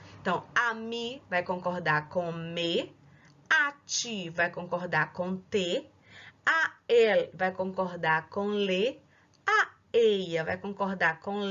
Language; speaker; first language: Spanish; non-native, fluent; Portuguese